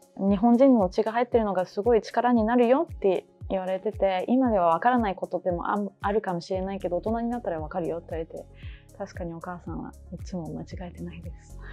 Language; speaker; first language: Japanese; early bilingual, heritage; Japanese